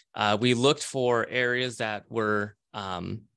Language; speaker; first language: English; native; English